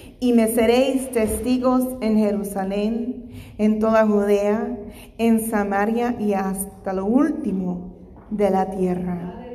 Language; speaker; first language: Spanish; non-native, fluent; English